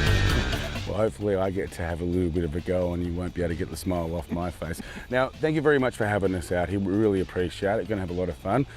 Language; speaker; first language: English; native; English